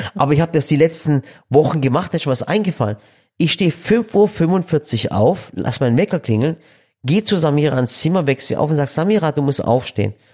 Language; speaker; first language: German; early bilingual, other home language; Turkish